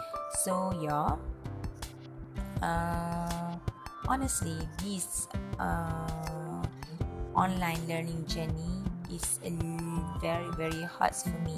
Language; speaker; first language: English; non-native, learner; Malay